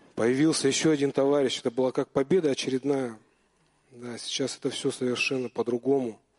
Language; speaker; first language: Russian; native; Russian